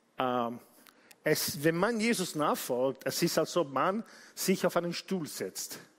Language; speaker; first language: German; non-native, fluent; Italian